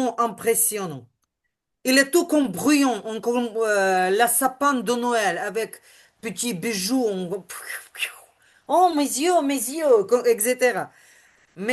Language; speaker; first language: French; non-native, learner; Ukrainian